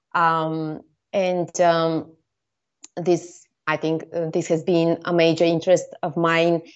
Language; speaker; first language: English; non-native, fluent; Bulgarian